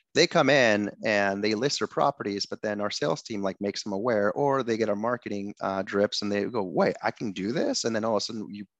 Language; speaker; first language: English; non-native, fluent; Spanish